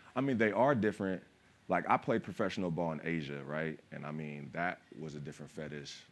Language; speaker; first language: English; native; English